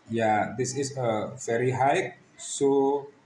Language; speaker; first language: English; non-native, learner; Indonesian